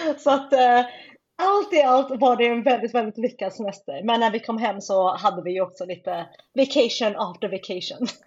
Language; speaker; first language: Swedish; native; Swedish